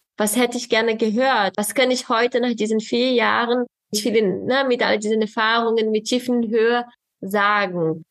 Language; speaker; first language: German; non-native, fluent; Portuguese